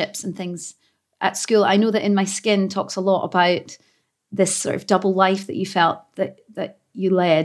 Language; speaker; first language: English; native; English